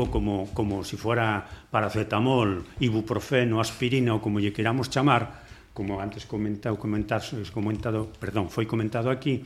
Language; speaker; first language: Galician; native; Galician